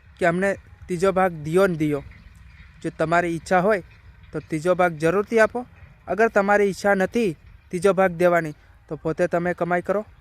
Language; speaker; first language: Gujarati; non-native, local second language; Bhili